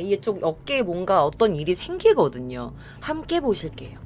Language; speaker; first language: Korean; native; Korean